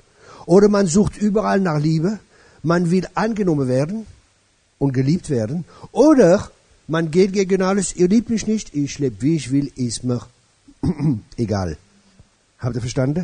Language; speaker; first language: German; non-native, fluent; French